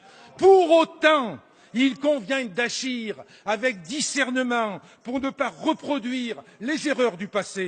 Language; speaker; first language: French; native; French